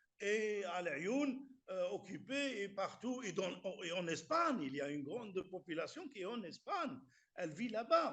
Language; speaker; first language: French; non-native, local second language; Arabic